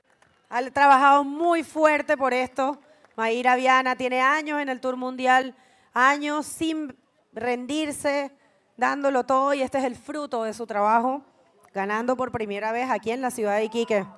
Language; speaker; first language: Spanish; native; Spanish